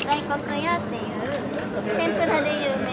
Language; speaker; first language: Japanese; native; Japanese